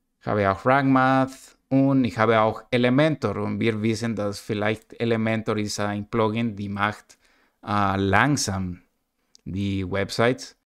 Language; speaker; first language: German; non-native, learner; Spanish